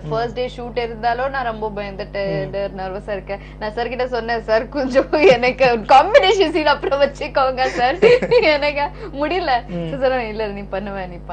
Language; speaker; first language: Tamil; non-native, local second language; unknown